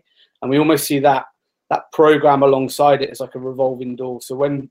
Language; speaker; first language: English; native; English